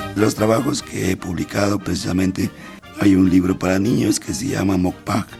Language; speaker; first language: Spanish; non-native, local second language; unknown